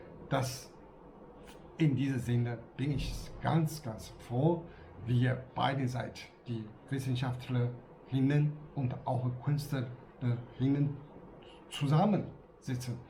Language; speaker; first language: German; non-native, learner; Chinese